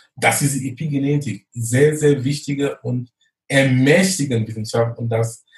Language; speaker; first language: German; non-native, fluent; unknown